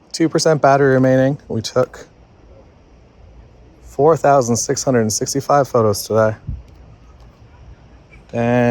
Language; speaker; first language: English; native; English